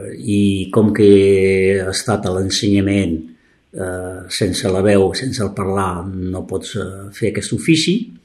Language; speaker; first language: Catalan; native; Catalan